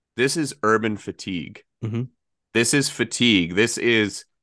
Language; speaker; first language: English; native; English